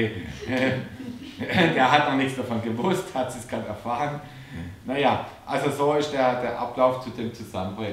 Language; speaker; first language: German; native; German